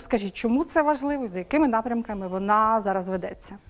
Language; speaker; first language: Ukrainian; native; Ukrainian